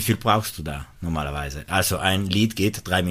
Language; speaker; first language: German; non-native, local second language; Italian